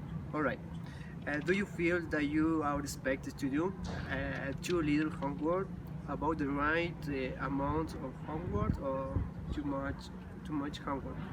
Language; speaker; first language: English; non-native, learner; Spanish